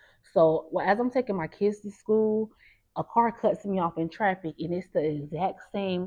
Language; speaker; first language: English; native; English